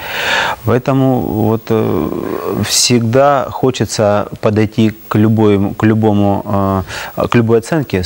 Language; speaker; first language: Russian; native; Russian